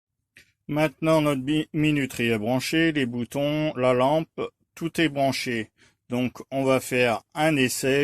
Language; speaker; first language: French; native; French